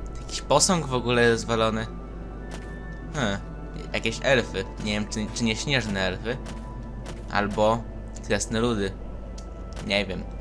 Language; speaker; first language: Polish; native; Polish